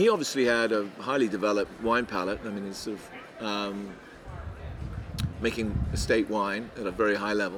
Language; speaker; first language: English; native; English